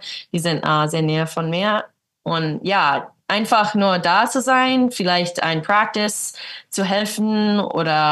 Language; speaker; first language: German; early bilingual, heritage; English